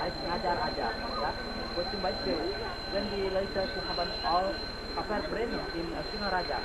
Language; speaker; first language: German; non-native, learner; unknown